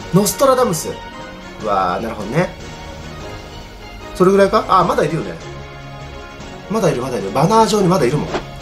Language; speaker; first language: Japanese; native; Japanese